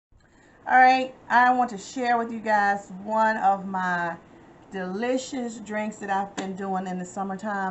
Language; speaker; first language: English; native; English